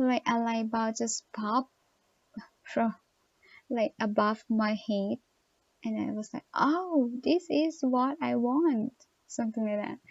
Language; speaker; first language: English; non-native, learner; Thai